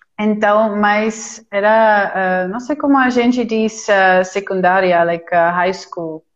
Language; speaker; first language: Portuguese; non-native, fluent; Dutch